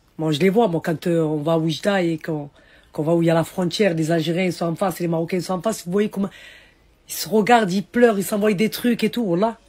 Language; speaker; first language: French; early bilingual, other home language; Arabic